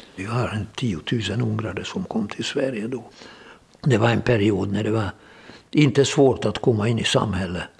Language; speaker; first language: Swedish; non-native, fluent; Hungarian